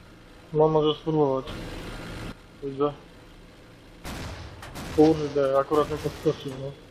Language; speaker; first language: Polish; native; Polish